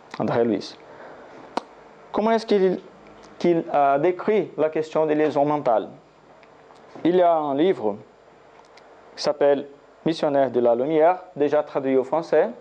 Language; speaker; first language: French; non-native, learner; Portuguese